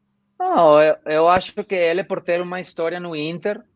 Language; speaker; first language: Portuguese; non-native, fluent; Spanish